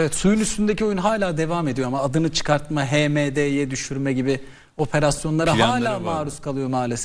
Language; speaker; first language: Turkish; native; Turkish